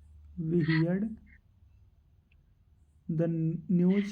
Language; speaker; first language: English; non-native, local second language; Hindi